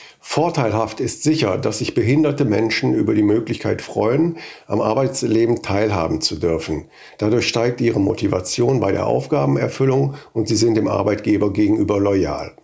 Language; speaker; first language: German; native; German